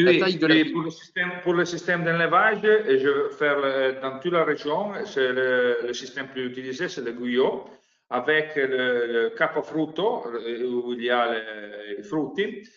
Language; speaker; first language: French; non-native, learner; Italian